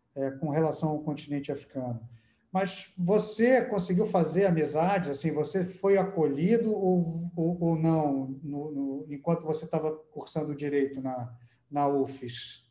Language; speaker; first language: Portuguese; native; Portuguese